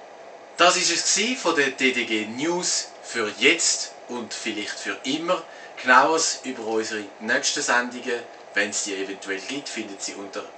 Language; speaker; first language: German; native; German